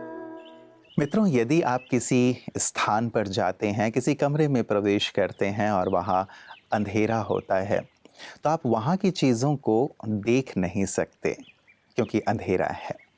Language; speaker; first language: Hindi; native; Hindi